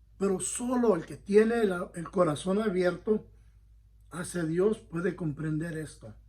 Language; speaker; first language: Spanish; early bilingual, heritage; Spanish